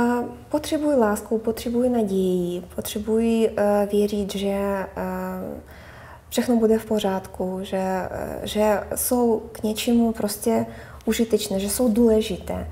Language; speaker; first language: Czech; non-native, fluent; Russian